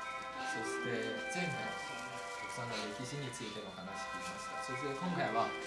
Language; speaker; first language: Japanese; non-native, fluent; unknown